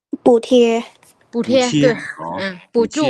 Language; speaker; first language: Chinese; non-native, fluent; Lao